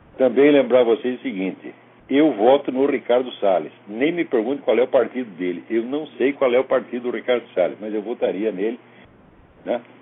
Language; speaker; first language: Portuguese; native; Portuguese